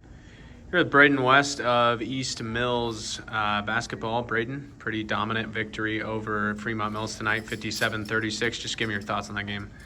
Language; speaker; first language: English; native; English